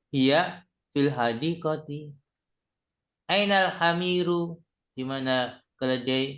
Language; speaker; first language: Arabic; non-native, learner; Indonesian